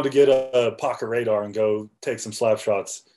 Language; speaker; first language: English; native; English